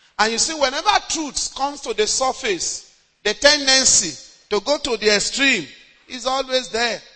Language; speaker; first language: English; non-native, local second language; Yoruba